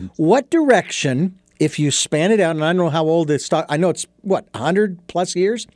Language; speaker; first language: English; native; English